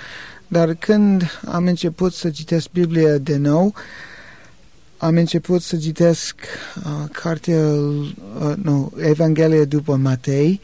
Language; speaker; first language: Romanian; non-native, learner; English